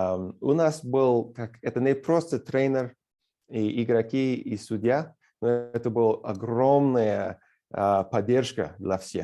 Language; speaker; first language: Russian; non-native, fluent; English